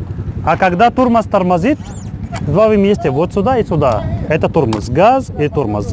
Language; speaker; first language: Russian; non-native, learner; Arabic